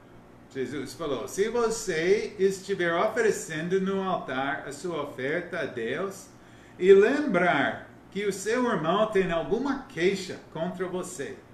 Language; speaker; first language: Portuguese; non-native, learner; English